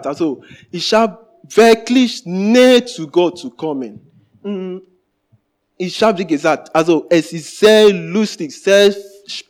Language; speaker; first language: German; non-native, learner; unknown